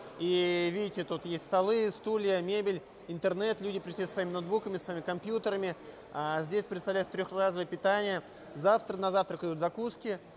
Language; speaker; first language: Russian; native; Russian